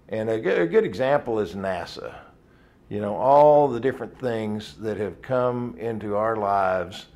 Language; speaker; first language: English; native; English